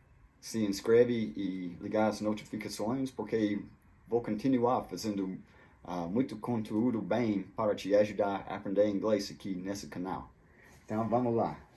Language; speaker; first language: Portuguese; non-native, fluent; English